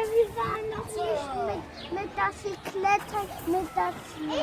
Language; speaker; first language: German; early bilingual, other home language; Mongolian